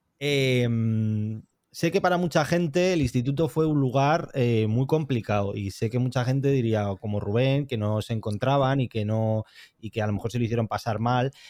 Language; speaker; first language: Spanish; native; Spanish